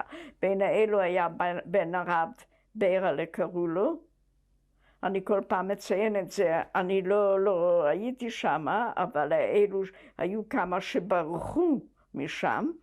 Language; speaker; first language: Hebrew; non-native, fluent; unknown